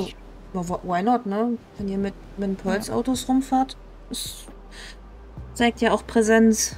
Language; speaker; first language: German; native; German